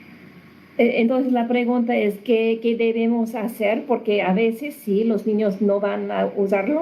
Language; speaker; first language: Spanish; non-native, learner; English